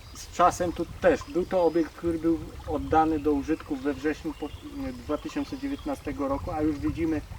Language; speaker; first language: Polish; native; Polish